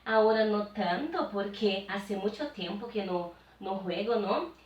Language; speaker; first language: Spanish; non-native, fluent; Portuguese